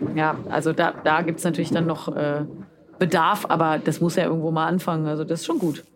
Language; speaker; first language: German; native; German